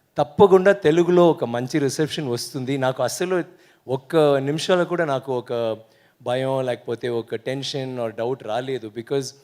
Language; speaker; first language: Telugu; non-native, learner; Tamil